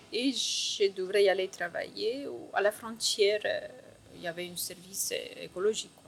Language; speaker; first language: French; non-native, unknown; Ukrainian